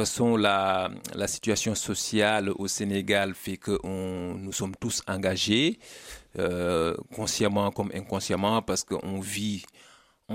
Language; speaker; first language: French; non-native, local second language; Wolof